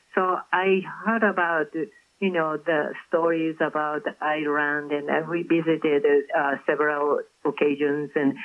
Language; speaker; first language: English; non-native, fluent; Japanese